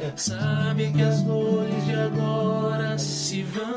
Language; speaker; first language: Portuguese; native; Portuguese